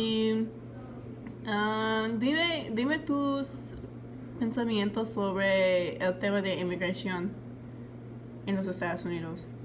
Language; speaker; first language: Spanish; non-native, learner; English